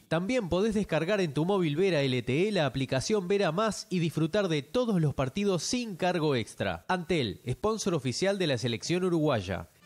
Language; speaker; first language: Spanish; native; Spanish